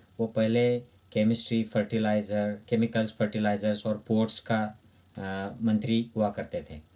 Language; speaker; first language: Hindi; non-native, local second language; Marathi